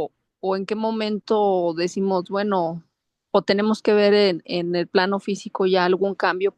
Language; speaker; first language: Spanish; native; Spanish